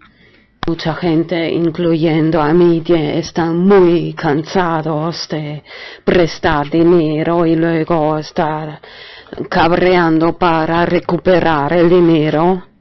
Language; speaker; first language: Spanish; non-native, fluent; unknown